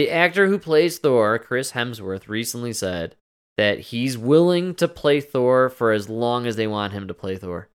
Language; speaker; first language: English; native; English